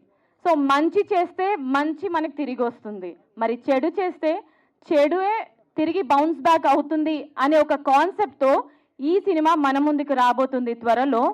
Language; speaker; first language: Telugu; native; Telugu